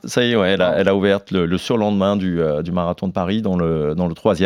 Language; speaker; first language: French; non-native, fluent; English